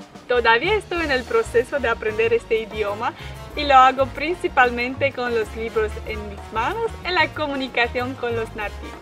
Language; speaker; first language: Spanish; non-native, fluent; Russian